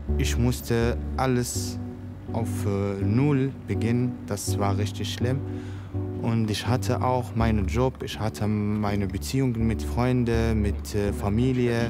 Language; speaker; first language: German; non-native, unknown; Arabic